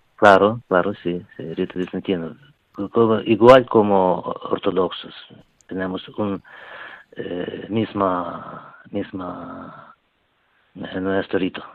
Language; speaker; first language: Spanish; non-native, learner; Ukrainian